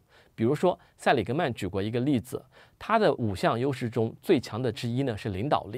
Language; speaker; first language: Chinese; native; Chinese